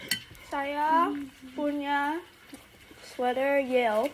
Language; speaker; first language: Indonesian; early bilingual, heritage; English